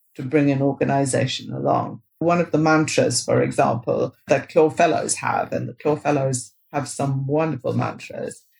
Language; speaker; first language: English; non-native, local second language; Bangla